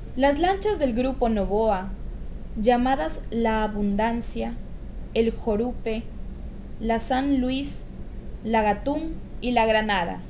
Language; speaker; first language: Spanish; native; Spanish